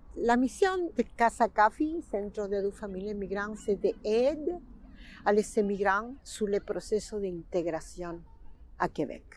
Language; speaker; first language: French; non-native, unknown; Spanish